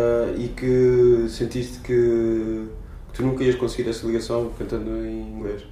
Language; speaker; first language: Portuguese; native; Portuguese